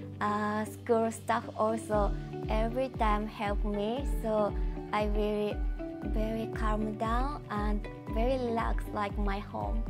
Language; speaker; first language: English; non-native, learner; Japanese